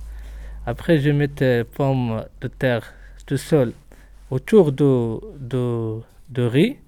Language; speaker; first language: French; non-native, learner; Arabic